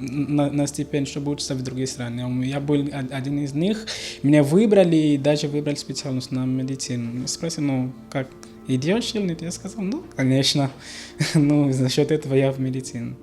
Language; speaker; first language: Russian; non-native, learner; Portuguese